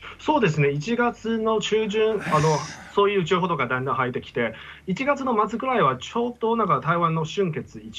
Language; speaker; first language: Japanese; non-native, fluent; Chinese